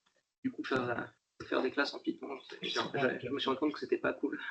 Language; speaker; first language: French; native; French